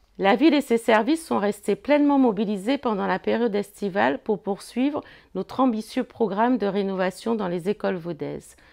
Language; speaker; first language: French; native; French